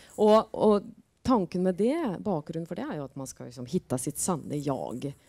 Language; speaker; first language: Swedish; non-native, fluent; Norwegian